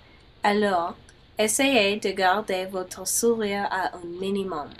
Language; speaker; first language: French; non-native, learner; English